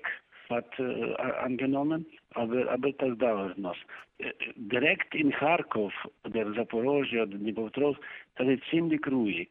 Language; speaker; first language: German; non-native, learner; Ukrainian